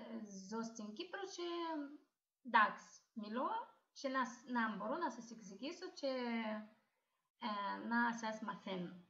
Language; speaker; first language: Greek; non-native, learner; Russian